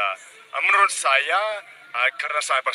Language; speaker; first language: Indonesian; non-native, fluent; English